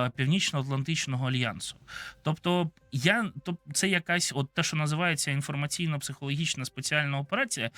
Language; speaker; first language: Ukrainian; non-native, local second language; Russian